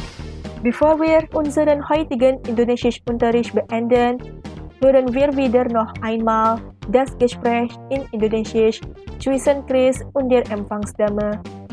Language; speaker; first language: German; non-native, fluent; Indonesian